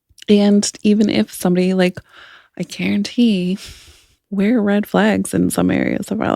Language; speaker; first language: English; native; English